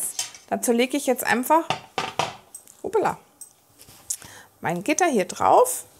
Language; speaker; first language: German; native; German